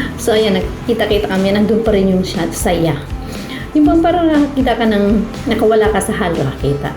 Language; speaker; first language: Filipino; non-native, local second language; Cebuano